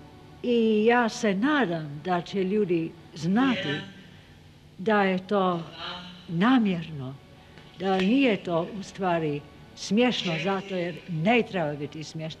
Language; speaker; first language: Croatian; non-native, fluent; English